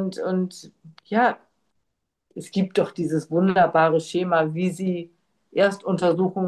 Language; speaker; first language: German; native; German